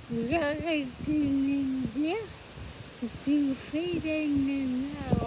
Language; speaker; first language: French; non-native, learner; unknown